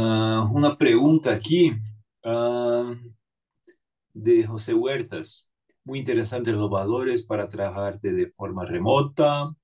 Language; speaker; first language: Spanish; non-native, fluent; Portuguese